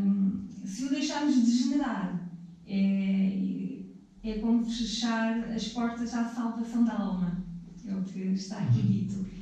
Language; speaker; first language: Portuguese; native; Portuguese